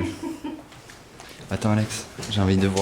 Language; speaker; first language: French; native; French